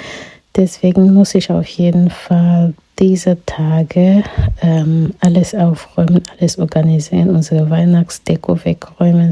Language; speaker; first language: German; non-native, fluent; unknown